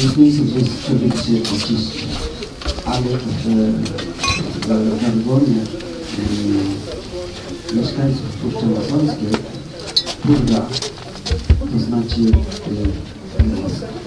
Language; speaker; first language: Polish; non-native, learner; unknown